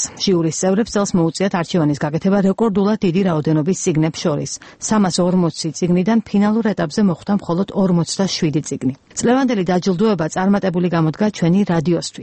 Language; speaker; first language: Georgian; native; Georgian